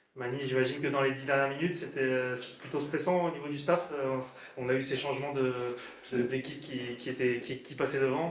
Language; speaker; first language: French; native; French